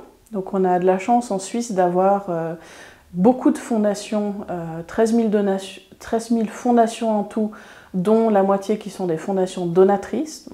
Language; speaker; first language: French; native; French